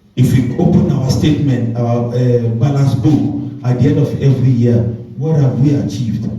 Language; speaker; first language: English; non-native, local second language; Yoruba